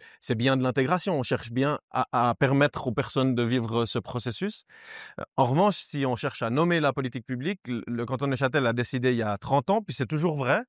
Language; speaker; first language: French; native; French